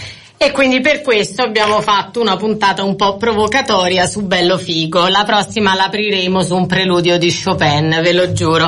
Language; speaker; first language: Italian; native; Italian